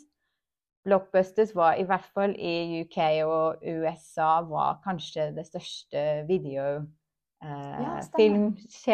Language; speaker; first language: Norwegian; non-native, fluent; English